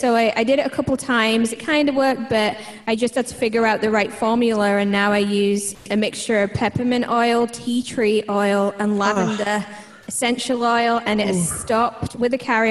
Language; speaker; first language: English; native; English